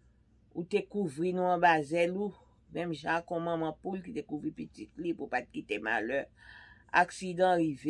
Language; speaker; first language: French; non-native, local second language; Haitian Creole